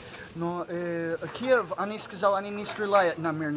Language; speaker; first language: Russian; non-native, learner; English